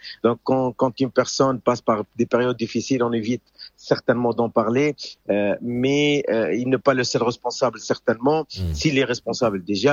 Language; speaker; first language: French; non-native, local second language; Arabic